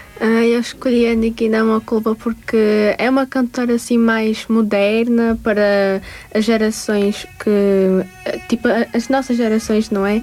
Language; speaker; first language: Portuguese; early bilingual, other home language; Tajik